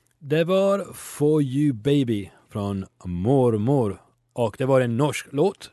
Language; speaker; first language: Swedish; non-native, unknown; Italian